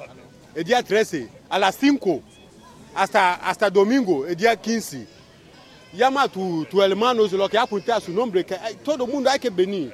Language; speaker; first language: Spanish; non-native, learner; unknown